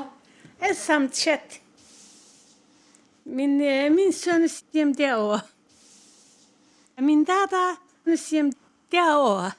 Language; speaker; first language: Danish; non-native, learner; Turkish